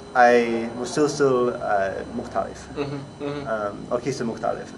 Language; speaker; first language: Arabic; non-native, learner; English